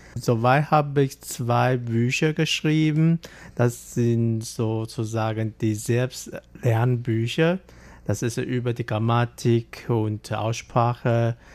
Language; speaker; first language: German; non-native, fluent; Chinese